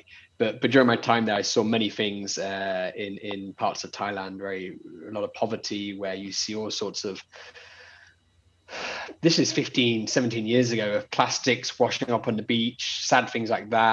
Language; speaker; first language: English; native; English